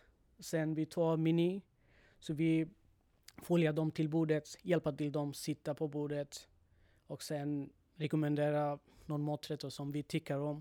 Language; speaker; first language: Swedish; non-native, learner; Bangla